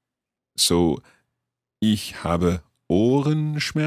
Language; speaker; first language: German; non-native, learner; English